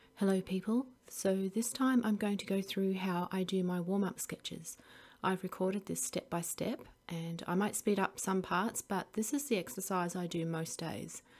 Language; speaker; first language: English; native; English